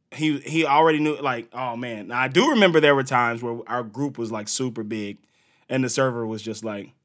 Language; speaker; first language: English; native; English